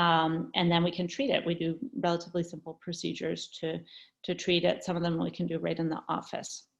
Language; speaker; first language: English; native; English